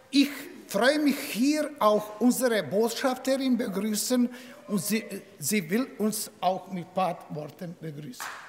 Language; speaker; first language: German; non-native, fluent; Croatian